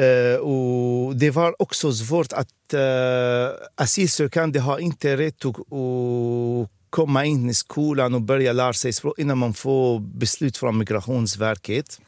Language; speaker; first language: Swedish; non-native, fluent; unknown